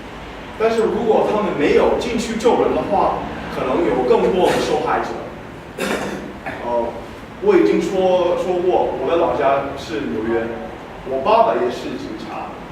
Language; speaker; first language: Chinese; non-native, fluent; English